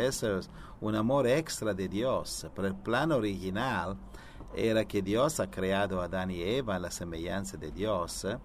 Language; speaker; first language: Spanish; non-native, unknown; Italian